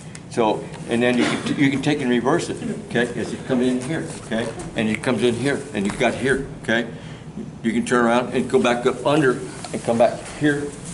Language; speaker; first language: English; early bilingual, other home language; Spanish